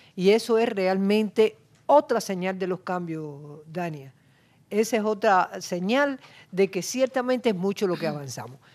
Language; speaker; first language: Spanish; native; Spanish